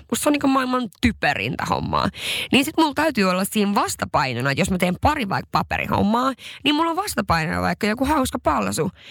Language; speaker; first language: Finnish; non-native, local second language; Swedish